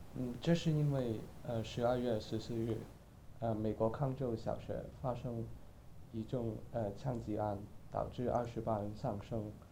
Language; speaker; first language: Chinese; non-native, local second language; Cantonese